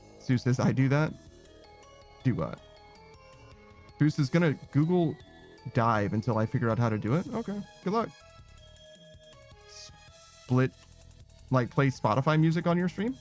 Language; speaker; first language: English; native; English